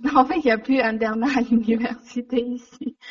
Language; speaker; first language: French; non-native, learner; Chinese